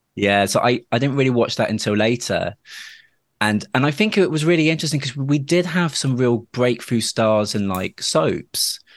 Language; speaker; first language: English; native; English